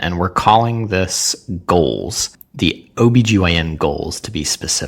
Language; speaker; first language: English; native; English